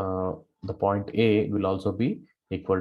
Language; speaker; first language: English; non-native, local second language; Kannada